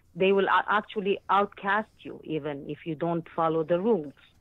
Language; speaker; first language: English; non-native, fluent; Arabic